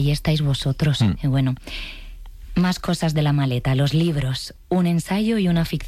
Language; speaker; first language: Spanish; native; Spanish